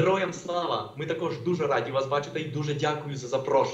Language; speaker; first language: Ukrainian; non-native, fluent; Spanish